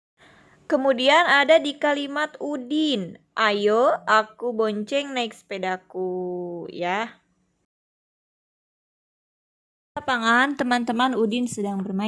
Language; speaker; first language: Indonesian; native; Indonesian